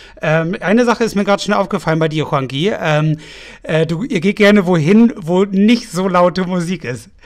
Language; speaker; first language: German; native; German